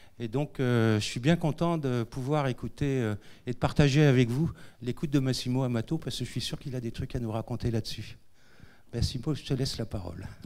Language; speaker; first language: French; native; French